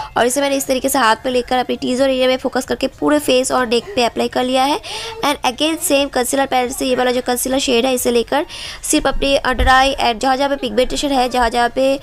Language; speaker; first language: Hindi; non-native, local second language; Bangla